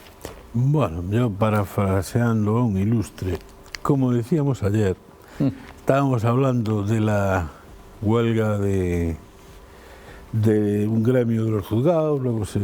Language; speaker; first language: Spanish; native; Spanish